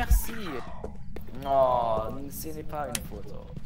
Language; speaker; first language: French; non-native, learner; German